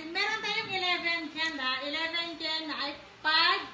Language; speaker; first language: Filipino; native; Filipino